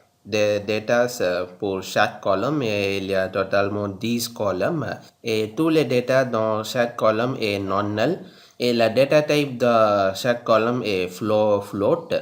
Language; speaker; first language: French; non-native, learner; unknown